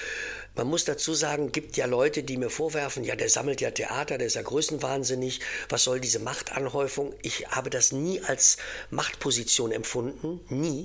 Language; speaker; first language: German; native; German